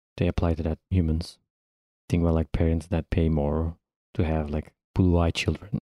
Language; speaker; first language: English; non-native, fluent; Turkish